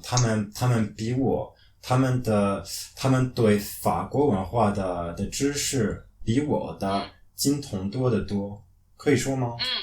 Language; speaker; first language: Chinese; non-native, fluent; French